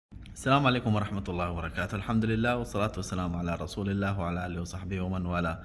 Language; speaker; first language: Arabic; non-native, local second language; Somali